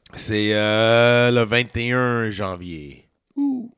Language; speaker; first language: French; native; French